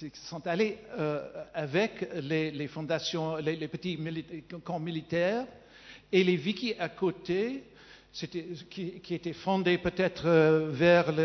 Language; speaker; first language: French; non-native, fluent; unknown